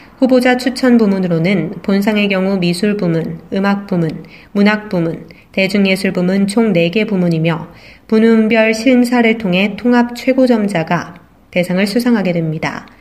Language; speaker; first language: Korean; native; Korean